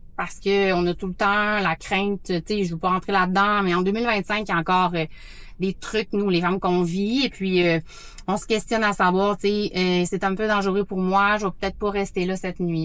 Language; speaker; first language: French; native; French